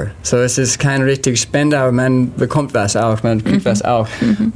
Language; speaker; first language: German; non-native, learner; English